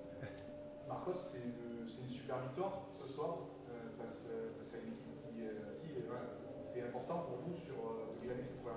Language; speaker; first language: French; native; French